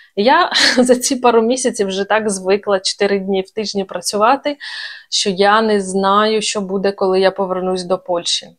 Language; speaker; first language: Ukrainian; native; Ukrainian